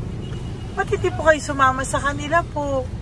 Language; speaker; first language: Filipino; native; Filipino